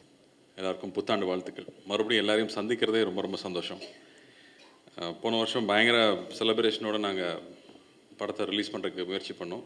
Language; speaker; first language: Tamil; native; Tamil